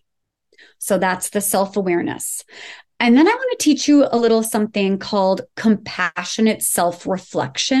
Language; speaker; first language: English; native; English